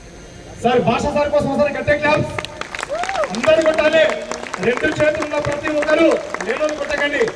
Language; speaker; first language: Telugu; native; Telugu